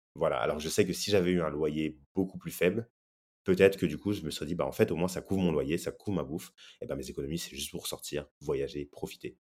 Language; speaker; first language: French; native; French